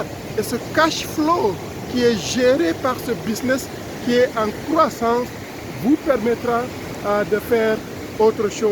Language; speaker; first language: French; non-native, local second language; Wolof